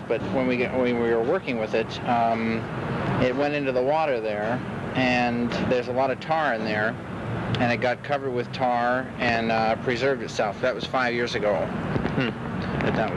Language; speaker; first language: English; native; English